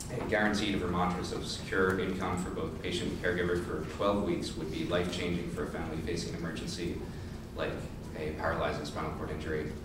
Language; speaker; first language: English; native; English